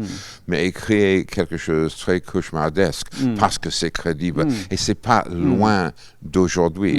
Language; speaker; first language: French; non-native, fluent; English